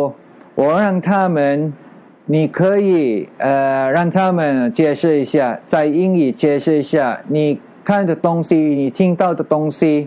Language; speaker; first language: Chinese; non-native, learner; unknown